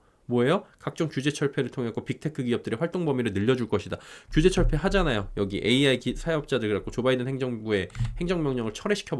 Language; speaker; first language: Korean; native; Korean